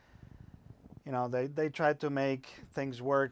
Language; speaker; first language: English; non-native, fluent; Polish